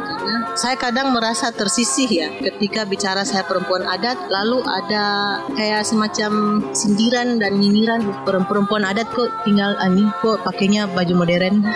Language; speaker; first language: Indonesian; non-native, local second language; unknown